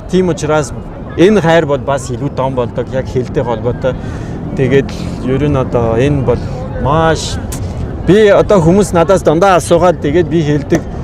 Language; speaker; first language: Mongolian; non-native, fluent; French